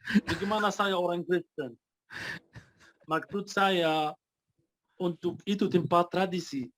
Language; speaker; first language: Indonesian; non-native, fluent; Arabic